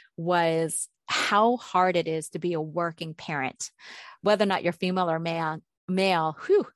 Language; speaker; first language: English; native; English